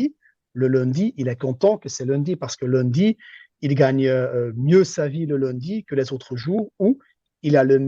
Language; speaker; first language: French; non-native, local second language; Dutch